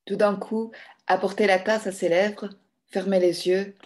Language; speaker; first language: French; non-native, fluent; Greek